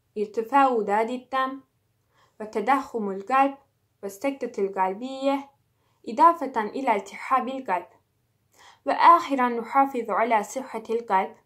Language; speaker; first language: Arabic; non-native, learner; Turkish